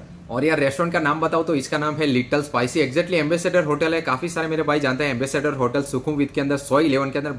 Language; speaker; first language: Hindi; native; Hindi